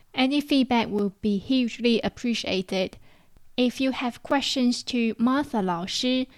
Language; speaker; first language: English; non-native, fluent; Chinese